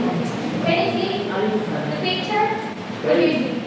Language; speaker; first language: English; non-native, fluent; Indonesian